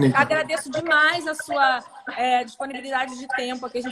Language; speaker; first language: Portuguese; native; Portuguese